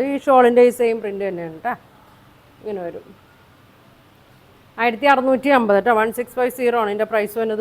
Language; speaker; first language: Malayalam; native; Malayalam